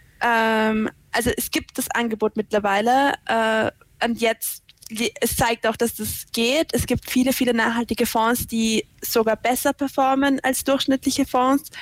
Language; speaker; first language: German; native; German